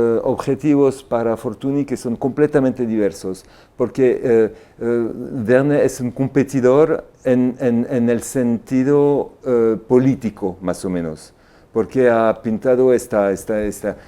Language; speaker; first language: Spanish; non-native, fluent; French